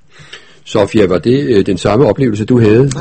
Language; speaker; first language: Danish; native; Danish